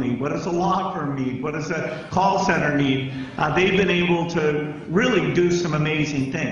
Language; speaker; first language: English; native; English